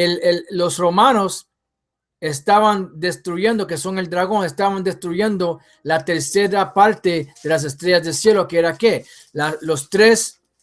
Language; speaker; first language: Spanish; early bilingual, heritage; English